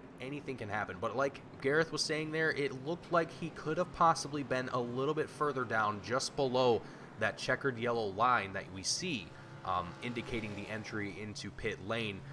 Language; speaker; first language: English; native; English